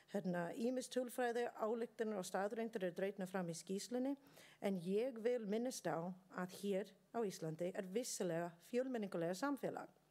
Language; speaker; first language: Icelandic; non-native, learner; English